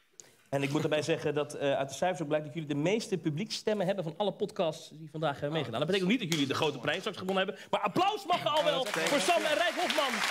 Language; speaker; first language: Dutch; native; Dutch